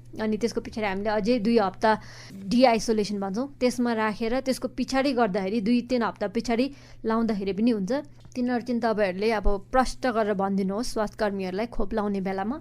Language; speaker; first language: Nepali; native; Nepali